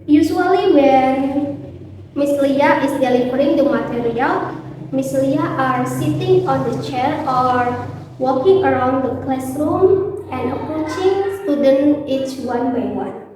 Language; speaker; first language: English; non-native, learner; Indonesian